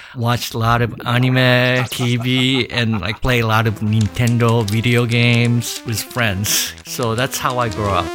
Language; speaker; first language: English; early bilingual, other home language; Japanese